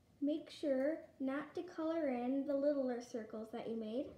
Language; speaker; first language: English; native; English